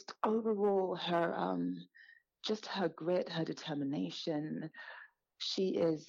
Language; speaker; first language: English; native; English